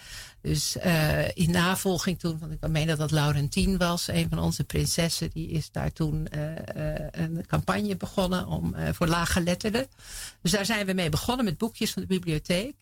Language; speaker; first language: Dutch; native; Dutch